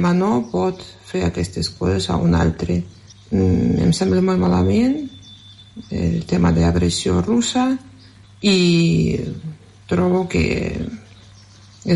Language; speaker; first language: Catalan; non-native, fluent; Russian